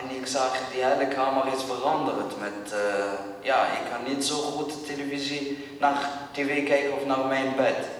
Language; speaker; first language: Dutch; non-native, learner; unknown